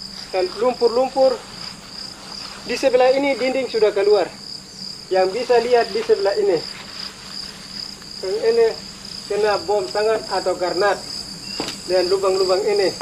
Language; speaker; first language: Indonesian; non-native, local second language; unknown